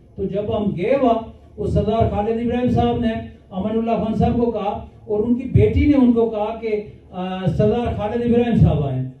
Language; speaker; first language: Urdu; non-native, local second language; Punjabi